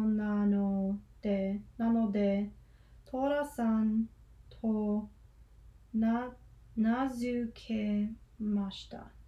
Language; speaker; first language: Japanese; non-native, learner; English